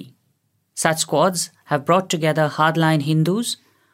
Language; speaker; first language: English; non-native, local second language; Hindi